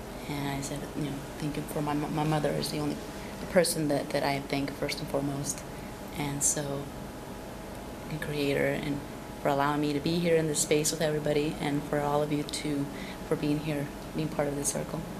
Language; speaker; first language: English; early bilingual, other home language; Spanish